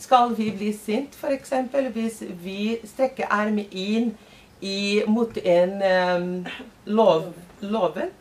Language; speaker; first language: Norwegian; non-native, fluent; Portuguese